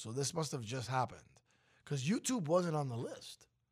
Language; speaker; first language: English; early bilingual, other home language; Spanish